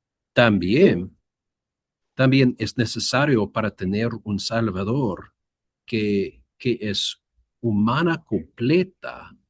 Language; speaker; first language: Spanish; non-native, learner; English